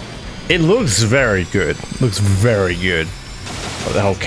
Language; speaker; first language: English; native; English